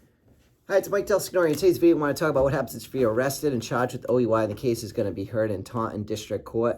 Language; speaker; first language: English; native; English